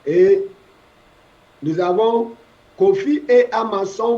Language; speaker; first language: French; non-native, fluent; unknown